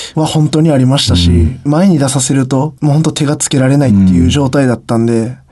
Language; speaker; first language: Japanese; native; Japanese